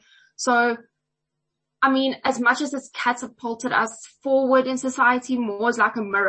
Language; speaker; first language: English; native; English